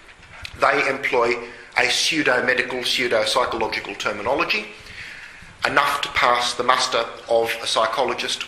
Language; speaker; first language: English; native; English